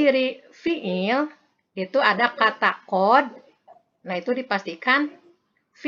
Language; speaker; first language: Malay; non-native, local second language; Sundanese